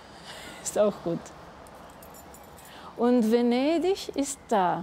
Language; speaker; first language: German; non-native, fluent; Italian